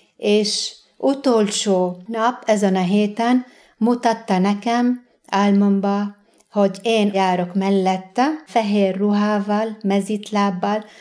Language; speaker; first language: Hungarian; non-native, fluent; Arabic